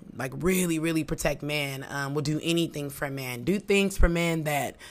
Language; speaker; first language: English; native; English